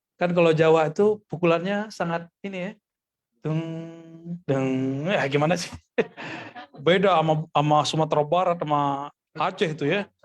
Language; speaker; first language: Indonesian; non-native, local second language; Minangkabau